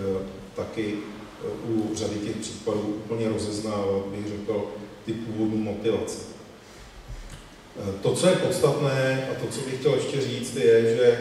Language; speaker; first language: Czech; native; Czech